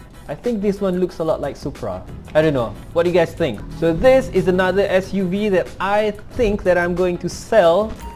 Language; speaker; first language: English; non-native, local second language; Malay